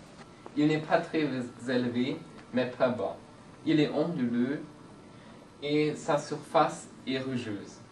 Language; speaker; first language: French; non-native, learner; English